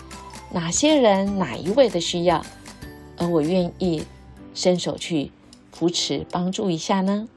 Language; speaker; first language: Chinese; native; Chinese